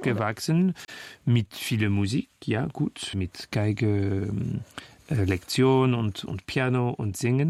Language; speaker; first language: German; non-native, fluent; French